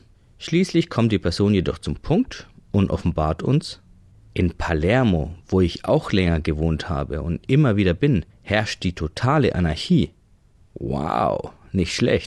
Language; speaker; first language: German; native; German